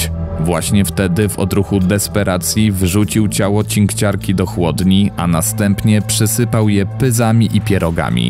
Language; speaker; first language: Polish; native; Polish